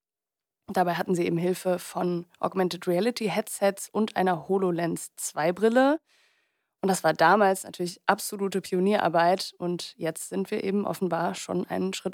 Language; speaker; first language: German; native; German